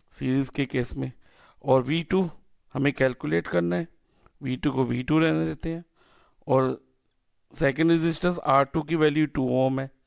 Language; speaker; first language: Hindi; native; Hindi